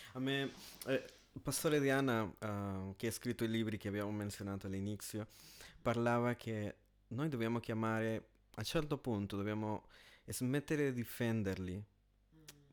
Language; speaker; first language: Italian; non-native, fluent; Spanish